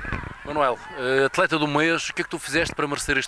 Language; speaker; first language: Portuguese; native; Portuguese